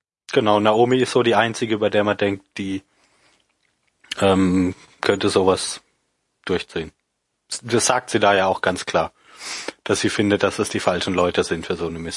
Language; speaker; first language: German; native; German